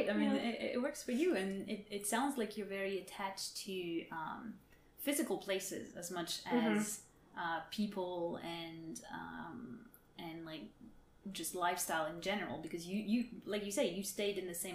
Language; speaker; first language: English; non-native, fluent; French